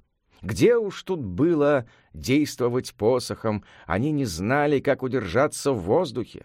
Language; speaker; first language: Russian; native; Russian